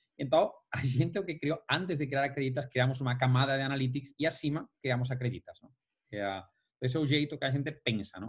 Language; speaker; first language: Portuguese; non-native, fluent; Spanish